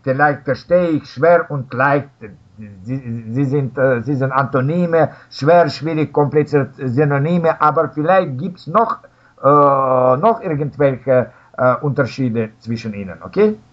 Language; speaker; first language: German; non-native, learner; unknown